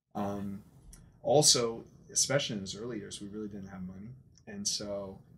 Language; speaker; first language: English; native; English